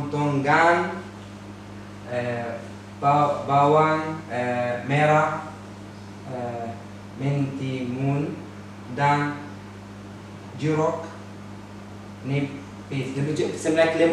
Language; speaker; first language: Indonesian; non-native, learner; Arabic